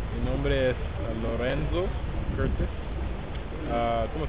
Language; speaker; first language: Spanish; non-native, learner; English